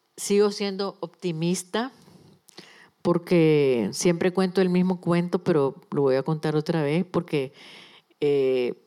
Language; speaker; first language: Spanish; native; Spanish